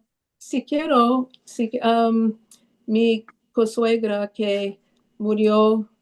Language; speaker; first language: Spanish; early bilingual, heritage; Spanish